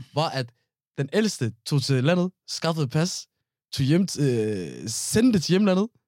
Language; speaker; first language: Danish; native; Danish